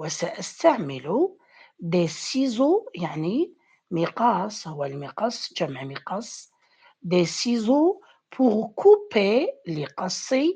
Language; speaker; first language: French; non-native, fluent; Arabic